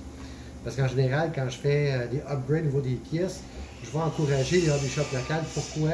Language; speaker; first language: French; native; French